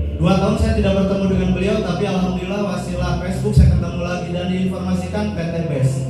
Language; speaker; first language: Indonesian; native; Indonesian